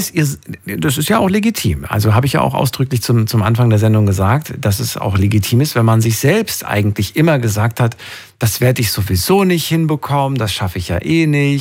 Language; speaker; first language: German; native; German